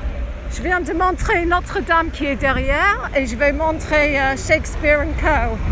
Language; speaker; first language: French; non-native, fluent; English